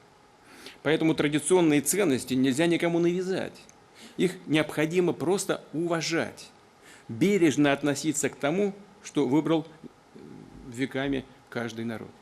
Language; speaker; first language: Russian; native; Russian